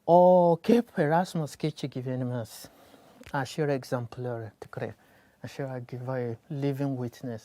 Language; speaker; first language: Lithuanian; non-native, learner; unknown